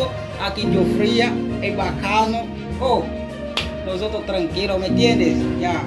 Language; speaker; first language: Spanish; non-native, learner; Haitian Creole